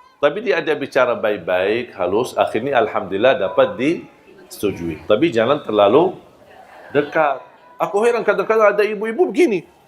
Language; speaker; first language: Malay; non-native, fluent; Arabic